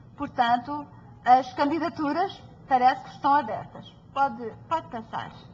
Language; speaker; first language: Portuguese; early bilingual, heritage; Portuguese